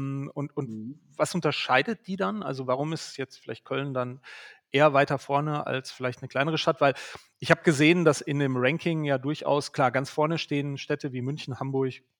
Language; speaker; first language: German; native; German